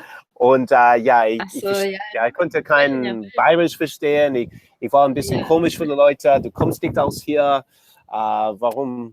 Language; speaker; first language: German; non-native, learner; English